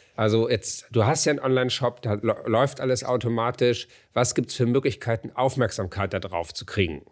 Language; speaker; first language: German; native; German